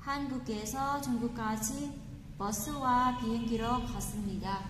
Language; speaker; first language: Korean; non-native, fluent; Vietnamese